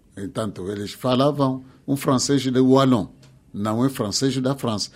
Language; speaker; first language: Portuguese; non-native, fluent; Kongo